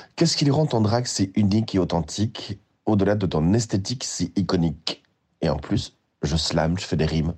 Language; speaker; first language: French; native; French